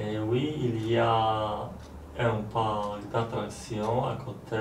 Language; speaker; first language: French; non-native, learner; Polish